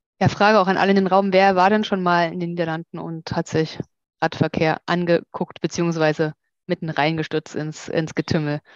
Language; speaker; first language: German; native; German